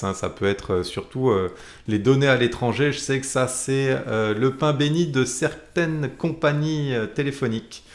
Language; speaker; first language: French; native; French